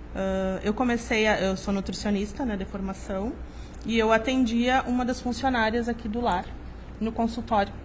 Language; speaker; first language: Portuguese; native; Portuguese